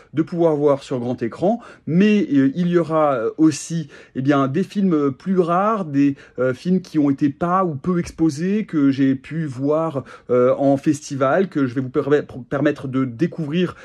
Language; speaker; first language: French; native; French